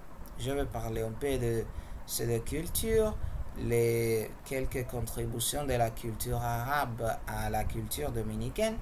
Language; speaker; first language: French; non-native, learner; Spanish